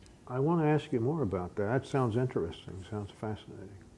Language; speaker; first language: English; native; English